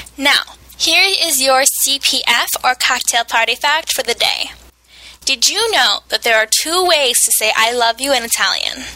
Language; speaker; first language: English; native; English